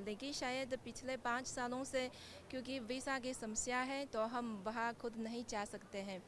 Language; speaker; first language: Hindi; non-native, fluent; Chinese